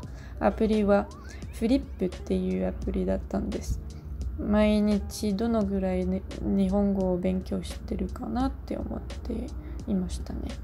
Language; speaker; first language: Japanese; non-native, learner; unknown